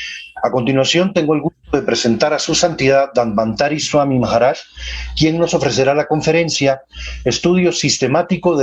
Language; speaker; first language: Spanish; native; Spanish